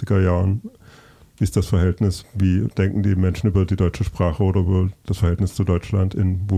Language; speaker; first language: German; native; German